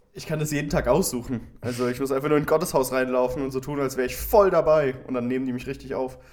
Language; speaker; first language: German; native; German